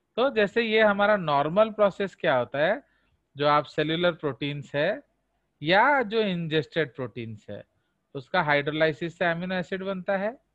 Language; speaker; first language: Hindi; non-native, local second language; Odia